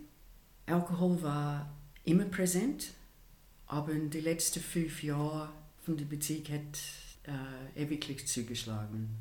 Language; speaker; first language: German; non-native, fluent; English